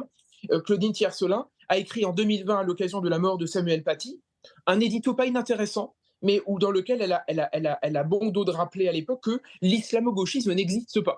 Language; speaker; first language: French; native; French